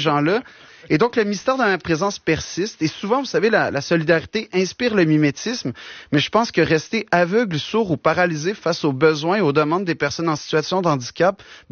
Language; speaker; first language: French; native; French